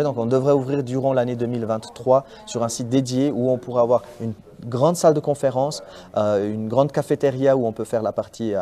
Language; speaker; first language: French; native; French